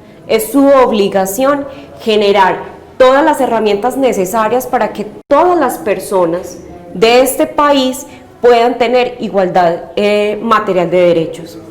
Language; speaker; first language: Spanish; native; Spanish